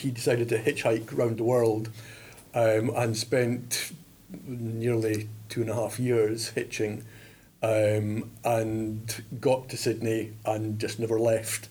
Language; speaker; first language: English; native; English